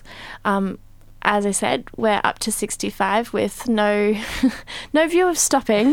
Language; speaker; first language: English; native; English